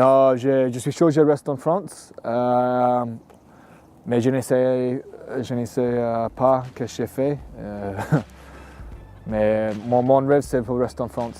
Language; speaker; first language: French; non-native, learner; English